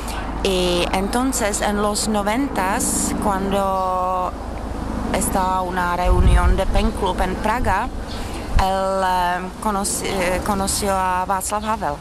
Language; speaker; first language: Spanish; non-native, fluent; Czech